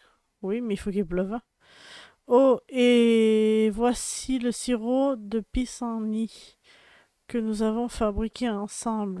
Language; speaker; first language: French; native; French